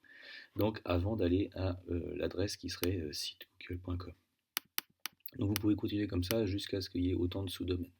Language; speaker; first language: French; native; French